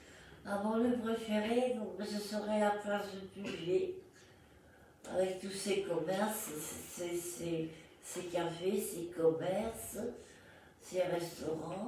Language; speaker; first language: French; early bilingual, other home language; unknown